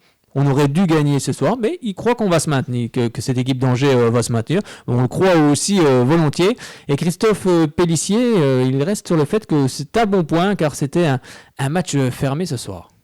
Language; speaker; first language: French; native; French